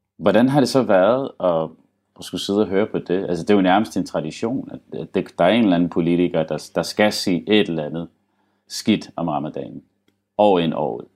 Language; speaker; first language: Danish; early bilingual, other home language; Arabic